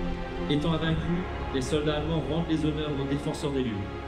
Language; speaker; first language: French; native; French